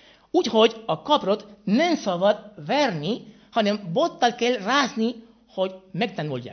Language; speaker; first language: Hungarian; non-native, fluent; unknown